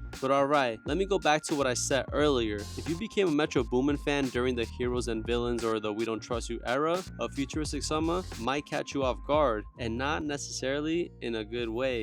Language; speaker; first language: English; native; English